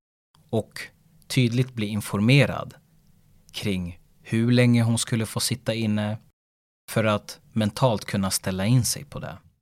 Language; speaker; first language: Swedish; early bilingual, other home language; Lingala